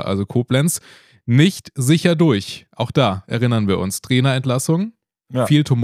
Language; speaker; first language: German; native; German